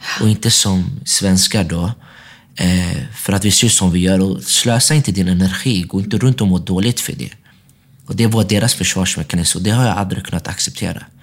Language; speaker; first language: Swedish; early bilingual, other home language; Arabic